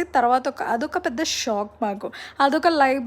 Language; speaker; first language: Telugu; native; Telugu